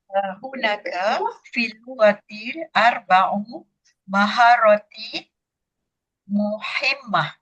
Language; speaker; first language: Arabic; non-native, learner; Malay